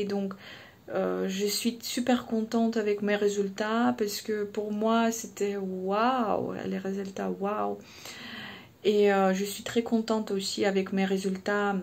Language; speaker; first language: French; non-native, fluent; Russian